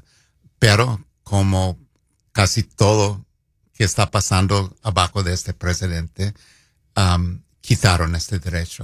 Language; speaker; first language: Spanish; non-native, fluent; English